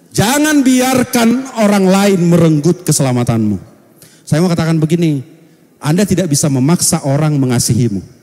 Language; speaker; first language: Indonesian; non-native, local second language; Batak Toba